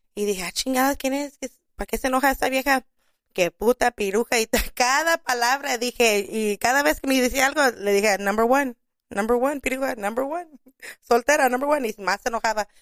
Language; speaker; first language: Spanish; early bilingual, other home language; English